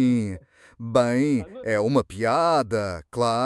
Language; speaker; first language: Portuguese; non-native, fluent; Serbian